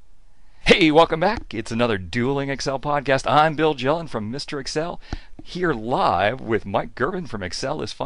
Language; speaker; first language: English; native; English